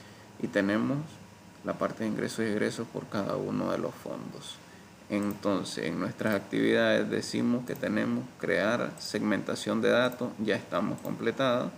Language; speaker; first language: Spanish; native; Spanish